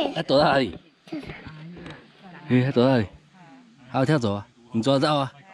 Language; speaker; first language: Chinese; native; Chinese